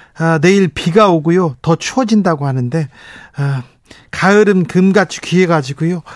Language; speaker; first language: Korean; native; Korean